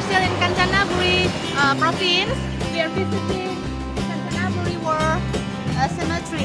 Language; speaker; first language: English; non-native, local second language; Indonesian